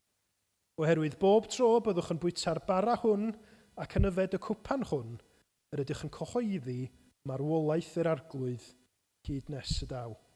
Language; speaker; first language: Welsh; native; Welsh